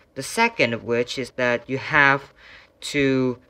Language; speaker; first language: English; non-native, fluent; Vietnamese